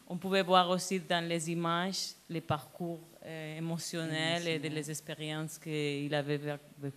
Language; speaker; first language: French; non-native, learner; Spanish